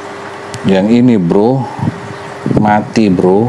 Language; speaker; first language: Indonesian; native; Indonesian